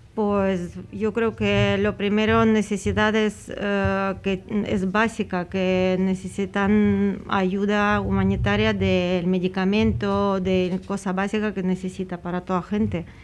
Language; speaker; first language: Spanish; non-native, fluent; Ukrainian